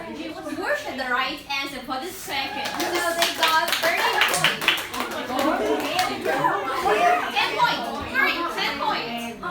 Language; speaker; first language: English; non-native, learner; Vietnamese